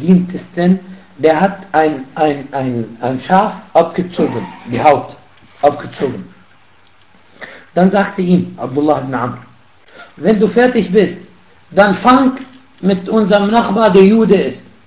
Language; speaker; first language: German; non-native, fluent; Arabic